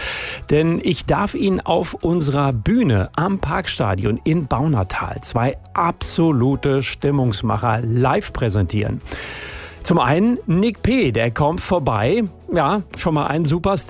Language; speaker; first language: German; native; German